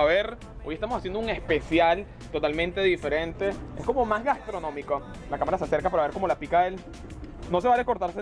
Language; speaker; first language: Spanish; native; Spanish